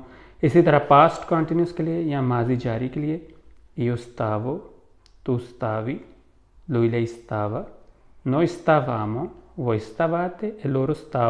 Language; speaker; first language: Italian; non-native, fluent; Urdu